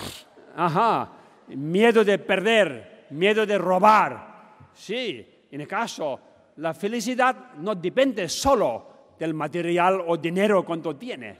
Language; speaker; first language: Spanish; non-native, learner; Tibetan